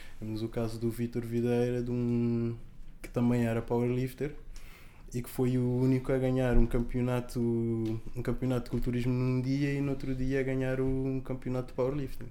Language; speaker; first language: Portuguese; non-native, local second language; Kabuverdianu